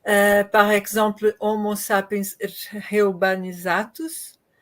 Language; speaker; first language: French; non-native, learner; Portuguese